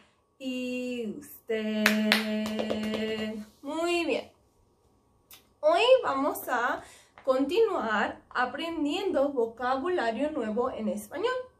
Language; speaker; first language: Spanish; non-native, fluent; English